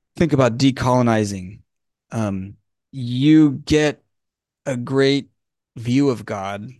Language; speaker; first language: English; native; English